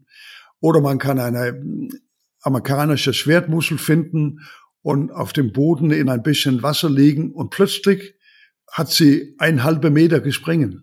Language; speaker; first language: German; non-native, learner; Danish